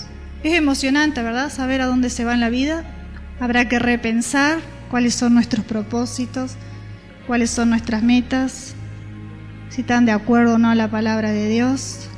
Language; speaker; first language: Spanish; native; Spanish